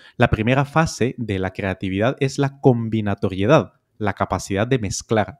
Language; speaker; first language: Spanish; native; Spanish